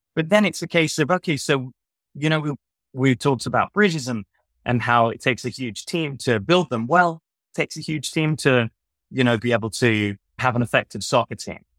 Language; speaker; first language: English; native; English